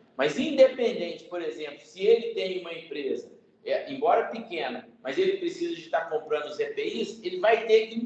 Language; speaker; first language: Portuguese; native; Portuguese